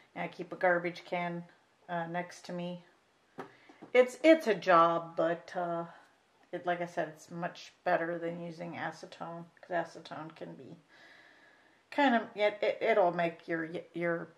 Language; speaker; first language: English; native; English